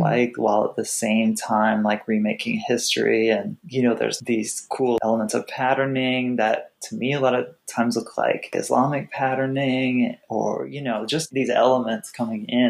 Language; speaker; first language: English; native; English